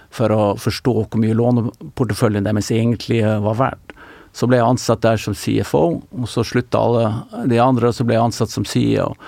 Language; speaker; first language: Norwegian; native; Norwegian